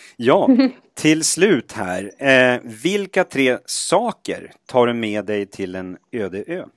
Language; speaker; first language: Swedish; native; Swedish